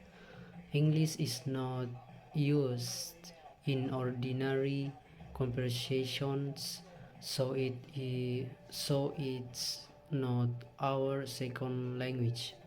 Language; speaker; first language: English; non-native, learner; Indonesian